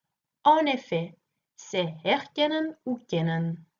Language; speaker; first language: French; non-native, learner; Dutch